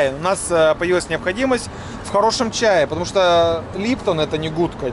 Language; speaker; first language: Russian; native; Russian